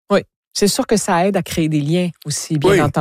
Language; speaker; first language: French; native; French